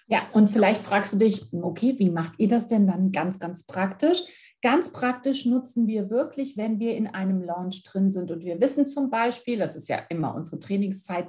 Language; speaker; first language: German; native; German